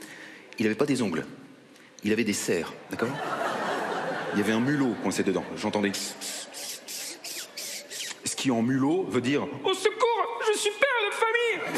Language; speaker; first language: French; native; French